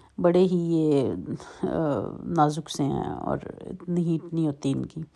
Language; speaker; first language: Urdu; native; Urdu